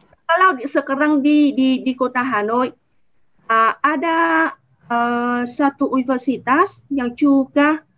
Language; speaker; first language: Indonesian; non-native, fluent; Vietnamese